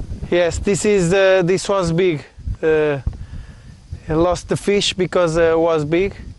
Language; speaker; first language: English; non-native, fluent; Portuguese